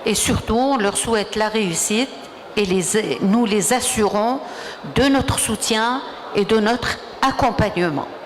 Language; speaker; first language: French; non-native, local second language; Arabic